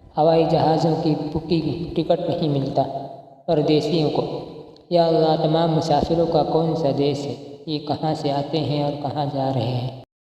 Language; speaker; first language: Urdu; non-native, local second language; Punjabi